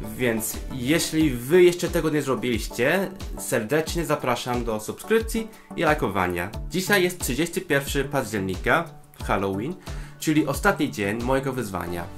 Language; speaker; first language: Polish; non-native, fluent; Cantonese